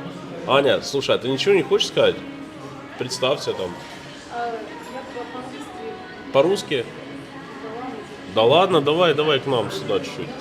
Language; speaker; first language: Russian; native; Russian